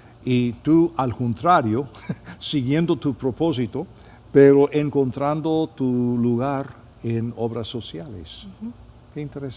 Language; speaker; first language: Spanish; non-native, fluent; English